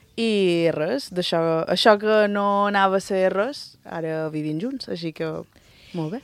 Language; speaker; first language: Catalan; early bilingual, other home language; Spanish